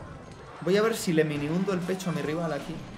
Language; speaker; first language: Spanish; native; Spanish